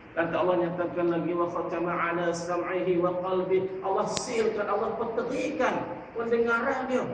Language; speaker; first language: Malay; native; Malay